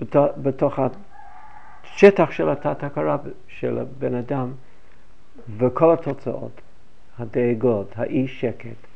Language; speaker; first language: Hebrew; non-native, fluent; English